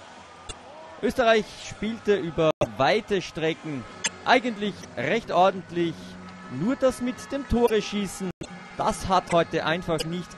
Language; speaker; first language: German; native; German